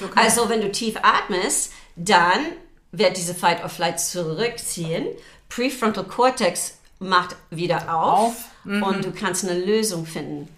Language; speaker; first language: German; non-native, fluent; English